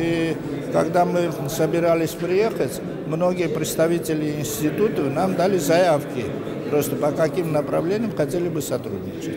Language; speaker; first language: Russian; non-native, fluent; Armenian